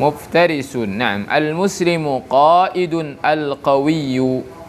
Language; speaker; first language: Arabic; non-native, fluent; Indonesian